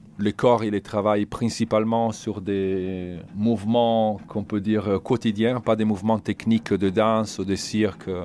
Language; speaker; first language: French; non-native, fluent; Italian